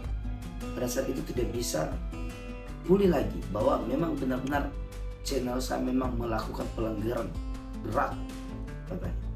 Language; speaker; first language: Indonesian; native; Indonesian